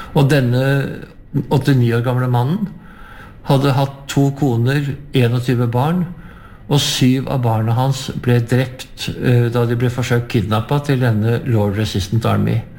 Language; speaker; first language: Norwegian; native; Norwegian